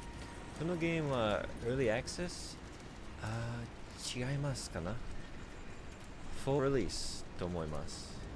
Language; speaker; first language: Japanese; non-native, learner; English